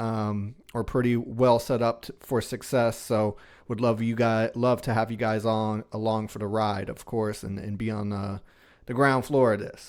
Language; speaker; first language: English; native; English